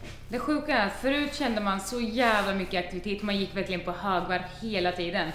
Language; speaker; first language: Swedish; native; Swedish